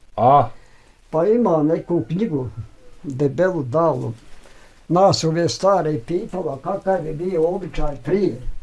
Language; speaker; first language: Bosnian; native; Bosnian